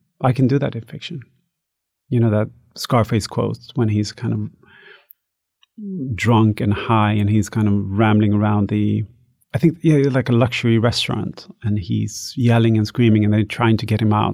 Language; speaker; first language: English; non-native, fluent; Swedish